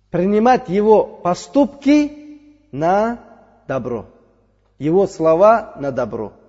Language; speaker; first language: Russian; non-native, fluent; Uzbek